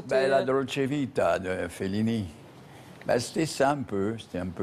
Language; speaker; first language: French; native; French